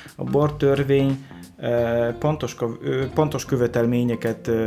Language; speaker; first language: Hungarian; non-native, fluent; Polish